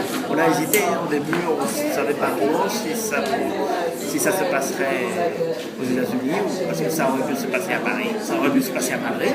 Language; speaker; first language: French; non-native, fluent; Spanish